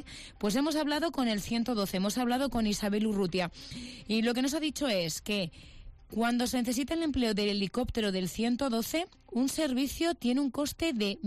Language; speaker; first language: Spanish; native; Spanish